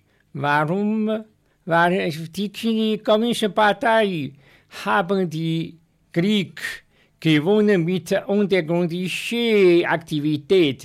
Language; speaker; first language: German; non-native, learner; Chinese